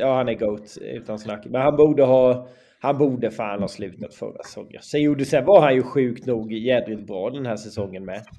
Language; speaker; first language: Swedish; native; Swedish